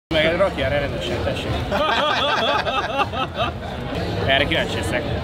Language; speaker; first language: Hungarian; native; Hungarian